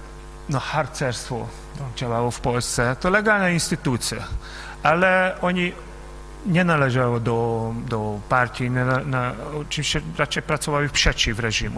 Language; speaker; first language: Polish; non-native, fluent; Hungarian